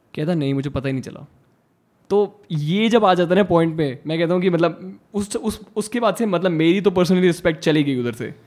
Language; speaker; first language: Hindi; native; Hindi